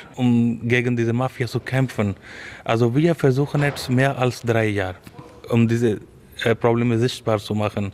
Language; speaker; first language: German; non-native, fluent; Urdu